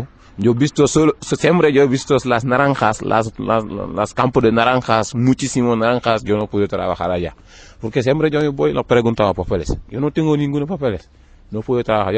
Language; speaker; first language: Spanish; non-native, learner; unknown